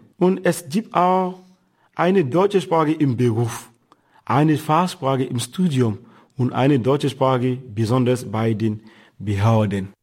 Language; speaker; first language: German; non-native, fluent; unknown